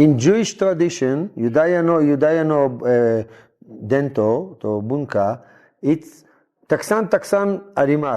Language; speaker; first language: Japanese; non-native, learner; Hebrew